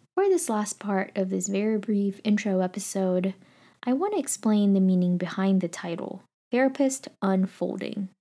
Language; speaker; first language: English; non-native, local second language; Filipino